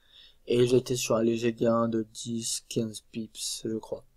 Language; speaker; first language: French; native; French